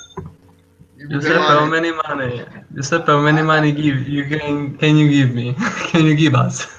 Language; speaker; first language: English; non-native, learner; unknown